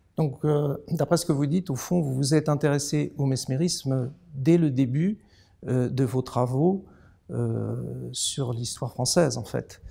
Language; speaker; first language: French; native; French